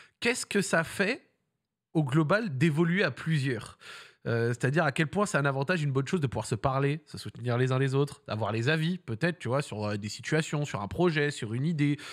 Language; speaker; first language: French; native; French